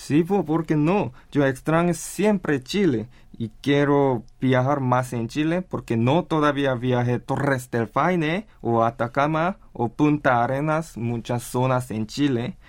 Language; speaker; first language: Spanish; non-native, learner; Korean